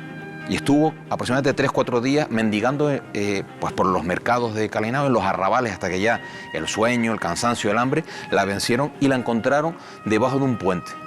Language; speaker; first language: Spanish; native; Spanish